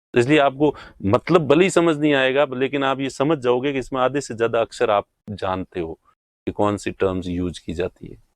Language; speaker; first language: Hindi; native; Hindi